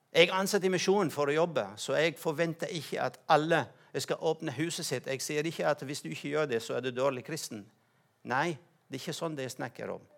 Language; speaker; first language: Norwegian; non-native, fluent; Arabic